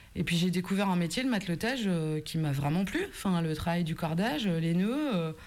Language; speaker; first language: French; native; French